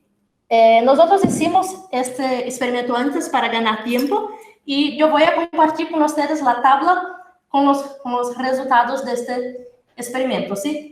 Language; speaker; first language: Spanish; non-native, fluent; Portuguese